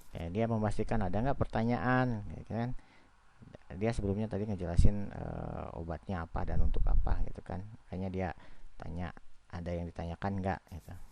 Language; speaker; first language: Indonesian; native; Indonesian